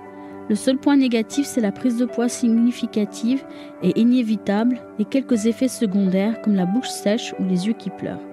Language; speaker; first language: French; native; French